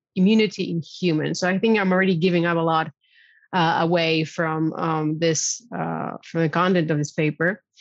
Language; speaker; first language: English; non-native, fluent; Spanish